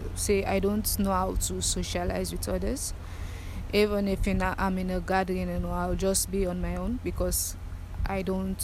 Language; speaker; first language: English; non-native, local second language; Krio